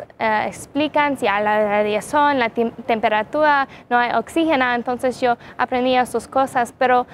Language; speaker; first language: Spanish; non-native, learner; English